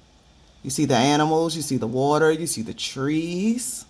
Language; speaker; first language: English; native; English